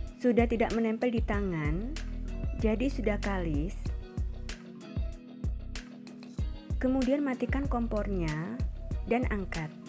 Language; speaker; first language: Indonesian; native; Indonesian